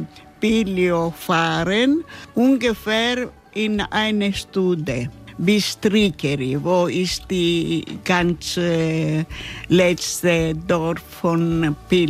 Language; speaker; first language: German; non-native, learner; Greek